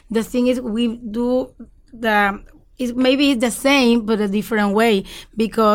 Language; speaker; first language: English; non-native, learner; Spanish